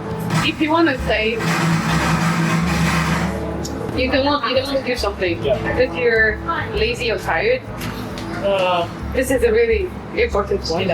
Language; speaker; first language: English; non-native, fluent; French